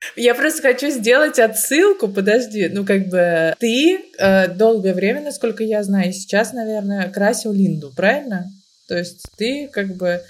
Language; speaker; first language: Russian; native; Russian